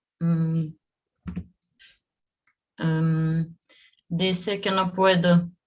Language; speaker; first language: Spanish; non-native, learner; Portuguese